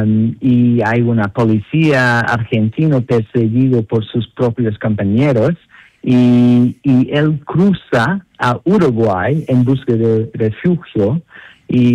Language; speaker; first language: Spanish; non-native, learner; English